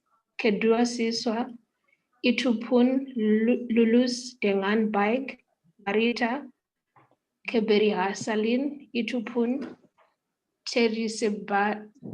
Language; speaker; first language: Indonesian; non-native, learner; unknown